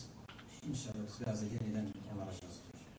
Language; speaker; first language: Turkish; native; Turkish